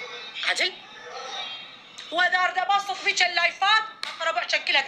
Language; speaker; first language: Arabic; native; Arabic